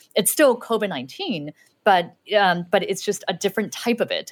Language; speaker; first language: English; early bilingual, other home language; Chinese